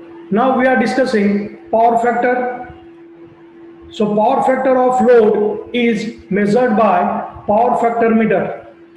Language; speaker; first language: English; non-native, local second language; Gujarati